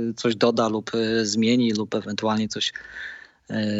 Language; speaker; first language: Polish; native; Polish